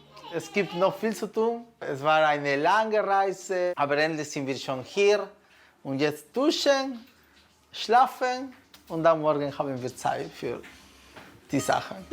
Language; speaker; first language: German; non-native, fluent; Spanish